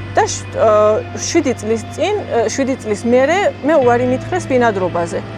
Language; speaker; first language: Georgian; early bilingual, other home language; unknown